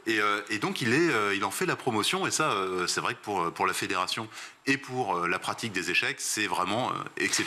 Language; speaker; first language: French; native; French